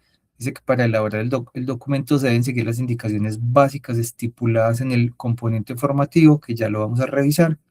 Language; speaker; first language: Spanish; native; Spanish